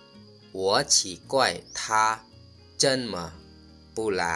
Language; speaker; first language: Chinese; non-native, fluent; Lao